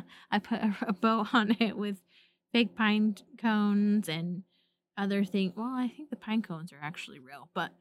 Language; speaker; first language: English; native; English